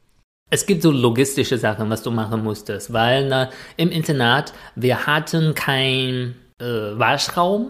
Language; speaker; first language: German; non-native, fluent; Chinese